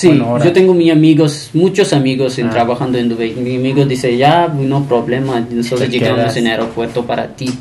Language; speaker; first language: Spanish; non-native, learner; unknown